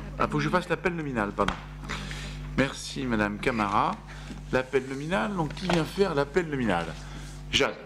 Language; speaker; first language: French; native; French